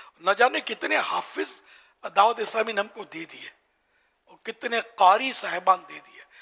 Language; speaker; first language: Urdu; native; Urdu